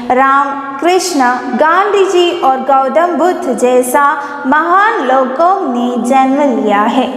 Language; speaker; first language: Hindi; non-native, local second language; Malayalam